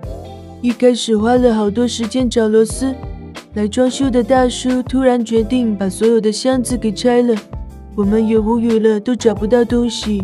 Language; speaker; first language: Chinese; native; Chinese